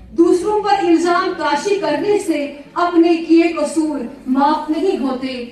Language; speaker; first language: Urdu; non-native, local second language; Kashmiri